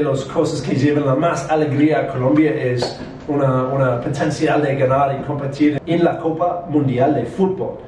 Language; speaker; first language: Spanish; non-native, learner; English